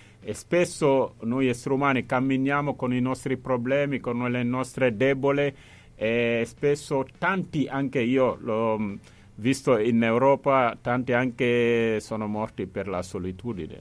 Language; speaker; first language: Italian; non-native, fluent; Wolof